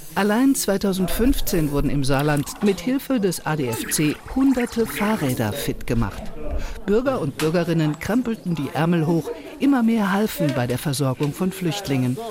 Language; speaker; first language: German; native; German